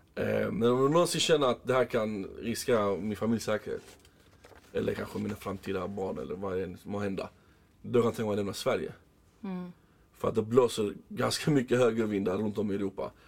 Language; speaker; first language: Swedish; early bilingual, other home language; Arabic